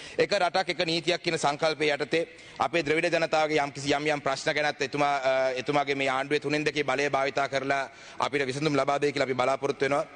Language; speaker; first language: Sinhala; non-native, local second language; Tamil